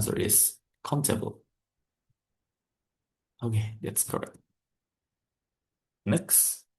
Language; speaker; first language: English; non-native, fluent; Indonesian